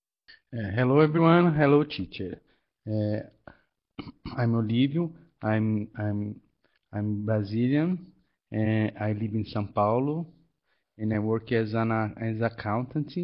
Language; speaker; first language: English; non-native, learner; Portuguese